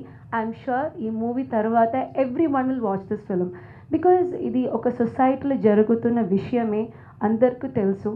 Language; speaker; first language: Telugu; non-native, learner; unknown